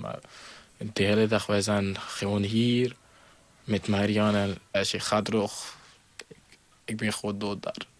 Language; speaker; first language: Dutch; non-native, learner; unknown